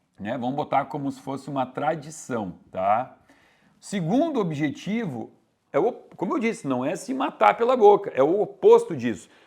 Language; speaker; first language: Portuguese; native; Portuguese